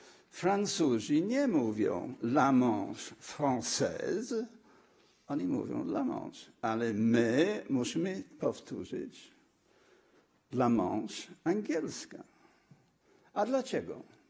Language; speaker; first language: Polish; non-native, fluent; English